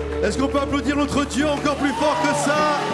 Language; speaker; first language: French; native; French